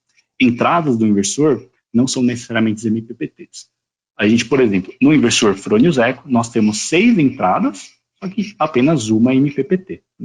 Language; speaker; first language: Portuguese; native; Portuguese